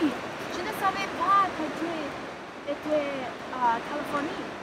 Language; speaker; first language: French; non-native, learner; English